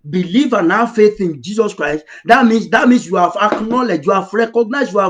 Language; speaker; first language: English; non-native, local second language; Yoruba